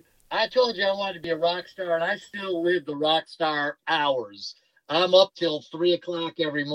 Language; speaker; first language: English; native; English